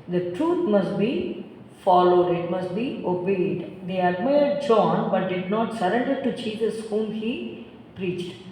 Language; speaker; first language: English; non-native, local second language; Tamil